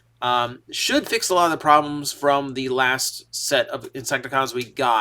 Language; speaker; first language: English; native; English